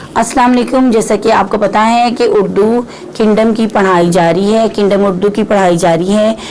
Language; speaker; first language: Urdu; non-native, local second language; Punjabi